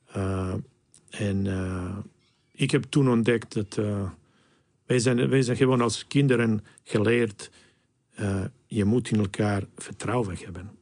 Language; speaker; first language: Dutch; non-native, fluent; Bosnian